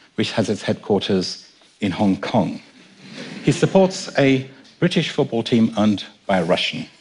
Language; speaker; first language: English; native; English